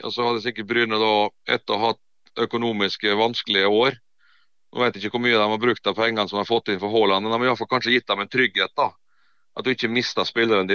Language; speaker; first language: Norwegian; native; Norwegian